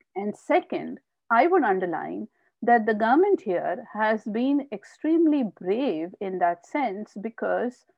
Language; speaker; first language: English; non-native, local second language; Hindi